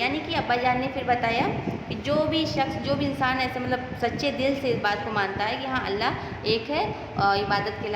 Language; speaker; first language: Urdu; native; Urdu